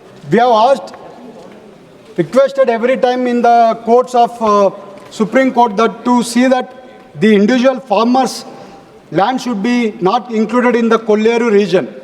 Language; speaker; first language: English; non-native, local second language; Telugu